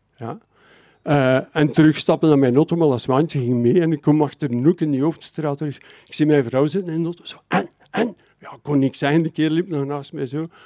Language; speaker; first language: Dutch; native; Dutch